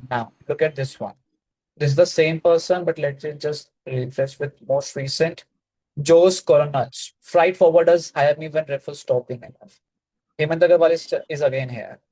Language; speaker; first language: English; non-native, local second language; Hindi